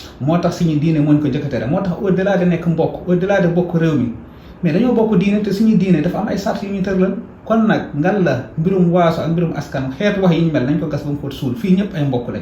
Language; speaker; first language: Wolof; non-native, local second language; Fula